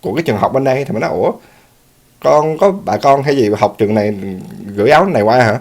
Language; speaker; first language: Vietnamese; early bilingual, heritage; Vietnamese